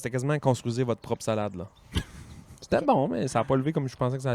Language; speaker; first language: French; native; French